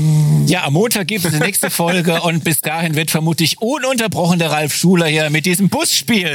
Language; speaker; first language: German; native; German